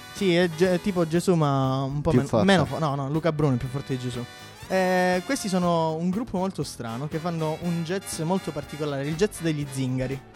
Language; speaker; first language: Italian; native; Italian